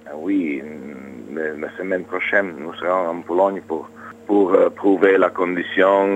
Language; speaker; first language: French; non-native, learner; Italian